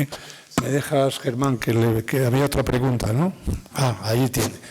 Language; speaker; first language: Spanish; native; Spanish